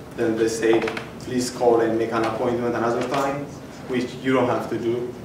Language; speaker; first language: English; non-native, fluent; Amharic